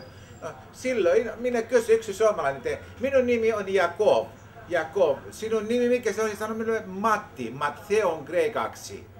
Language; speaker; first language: Finnish; non-native, learner; Greek